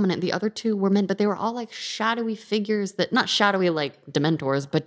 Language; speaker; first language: English; native; English